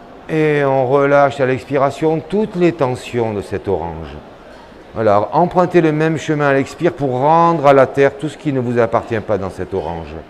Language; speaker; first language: French; native; French